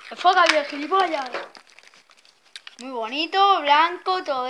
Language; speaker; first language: Spanish; native; Spanish